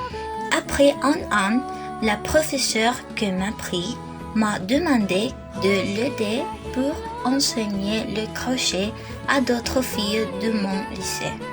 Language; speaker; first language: French; non-native, learner; Spanish